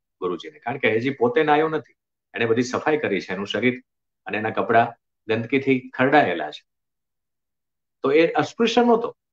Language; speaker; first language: Gujarati; native; Gujarati